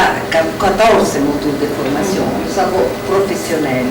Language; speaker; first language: French; non-native, learner; Italian